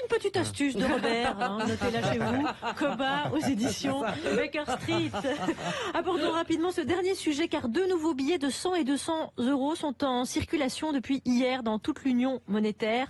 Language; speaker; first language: French; native; French